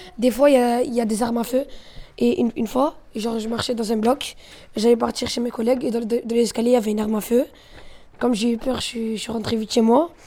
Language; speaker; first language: French; native; French